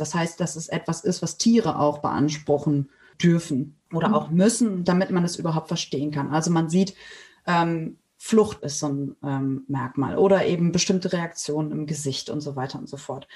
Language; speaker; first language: German; native; German